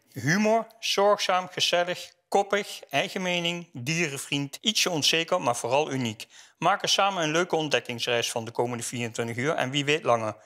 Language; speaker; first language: Dutch; native; Dutch